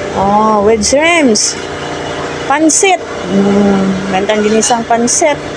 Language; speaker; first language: Filipino; non-native, local second language; Cebuano